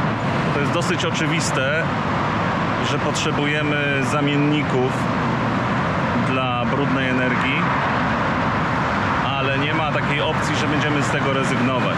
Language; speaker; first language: Polish; native; Polish